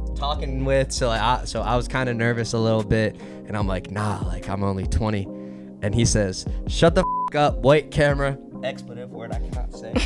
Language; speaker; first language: English; native; English